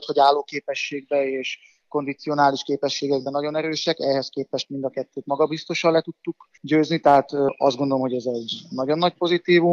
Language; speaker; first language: Hungarian; native; Hungarian